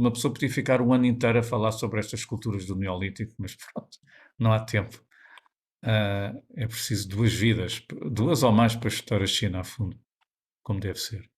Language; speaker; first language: Portuguese; native; Portuguese